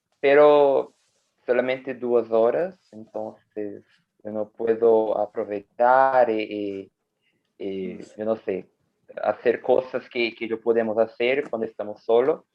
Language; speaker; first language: Spanish; non-native, learner; Portuguese